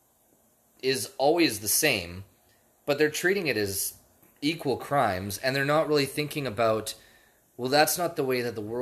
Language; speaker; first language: English; native; English